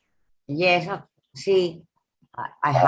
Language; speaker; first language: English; non-native, learner; Spanish